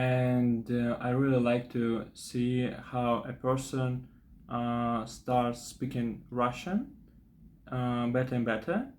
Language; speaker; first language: English; non-native, fluent; Russian